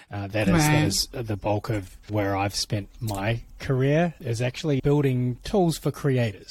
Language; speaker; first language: English; native; English